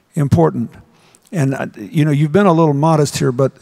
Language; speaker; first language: English; native; English